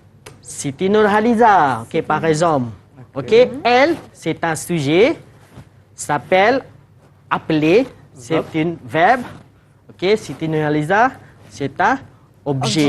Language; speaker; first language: French; non-native, fluent; Malay